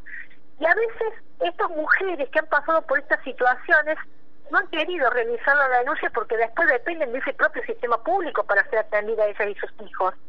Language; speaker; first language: Spanish; native; Spanish